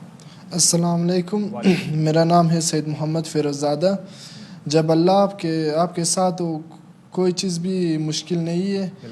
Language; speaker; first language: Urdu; non-native, local second language; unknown